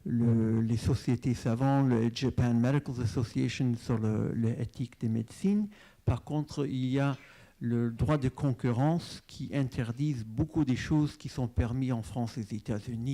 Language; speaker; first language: French; non-native, fluent; English